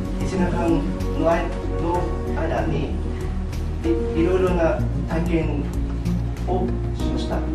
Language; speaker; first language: Japanese; non-native, fluent; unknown